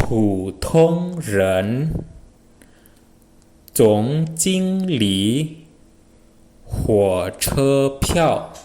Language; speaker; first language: Chinese; non-native, fluent; Indonesian